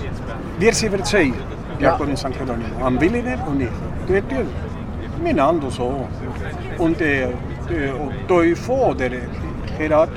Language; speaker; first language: German; non-native, learner; Spanish